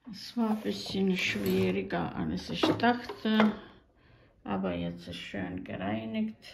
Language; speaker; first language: German; non-native, fluent; Croatian